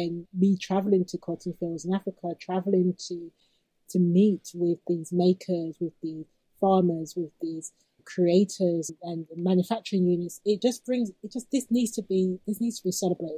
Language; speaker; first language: English; native; English